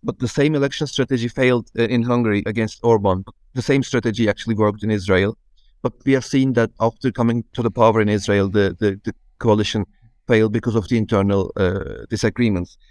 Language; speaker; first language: English; non-native, fluent; Turkish